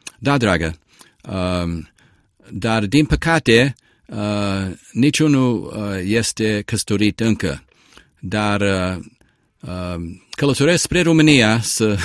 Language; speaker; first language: Romanian; early bilingual, heritage; Romanian